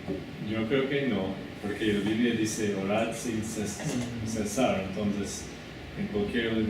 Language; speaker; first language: Spanish; non-native, fluent; English